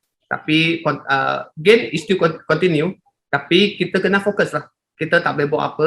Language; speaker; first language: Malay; non-native, local second language; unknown